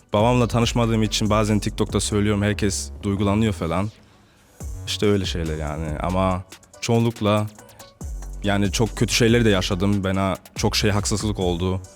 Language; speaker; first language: Turkish; early bilingual, heritage; Turkish